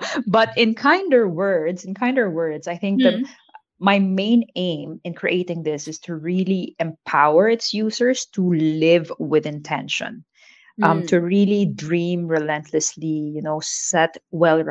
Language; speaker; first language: English; non-native, local second language; Filipino